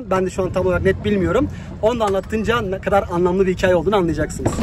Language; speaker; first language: Turkish; native; Turkish